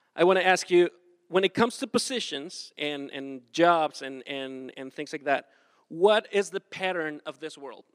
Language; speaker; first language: English; non-native, fluent; Spanish